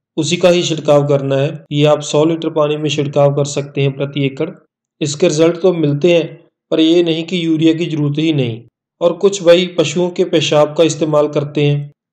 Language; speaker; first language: Hindi; non-native, local second language; Punjabi